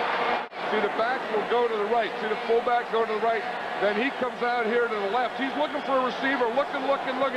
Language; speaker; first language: English; native; English